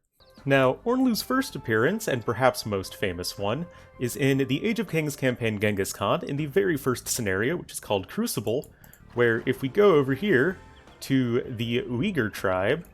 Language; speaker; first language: English; native; English